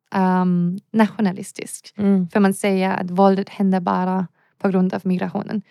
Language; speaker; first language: Swedish; non-native, fluent; German